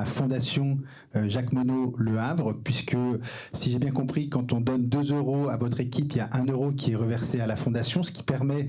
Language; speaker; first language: French; native; French